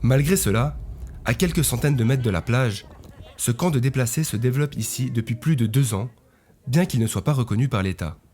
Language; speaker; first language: French; native; French